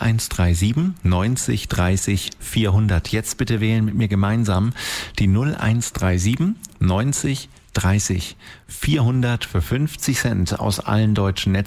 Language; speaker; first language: German; native; German